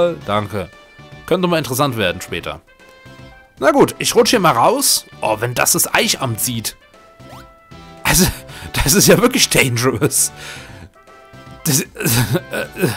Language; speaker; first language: German; native; German